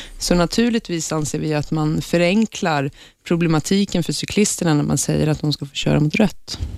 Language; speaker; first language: Swedish; native; Swedish